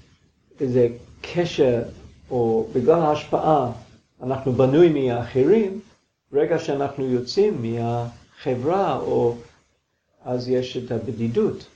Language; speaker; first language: Hebrew; non-native, fluent; English